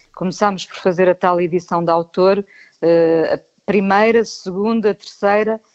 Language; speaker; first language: Portuguese; native; Portuguese